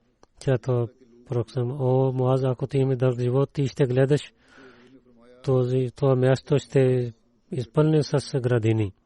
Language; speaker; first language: Bulgarian; non-native, learner; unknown